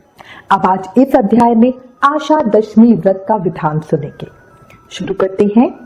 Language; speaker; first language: Hindi; native; Hindi